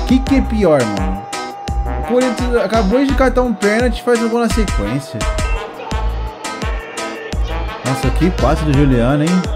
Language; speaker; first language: Portuguese; native; Portuguese